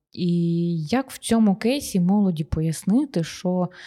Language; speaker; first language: Ukrainian; native; Ukrainian